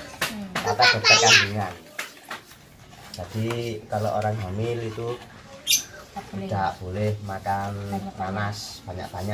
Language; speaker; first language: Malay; non-native, local second language; Javanese